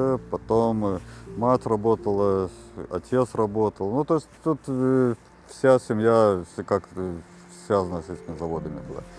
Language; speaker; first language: Russian; native; Russian